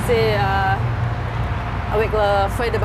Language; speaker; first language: French; non-native, learner; Thai